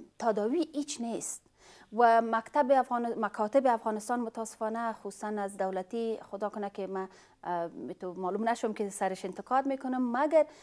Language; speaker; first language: Persian; non-native, fluent; Pashto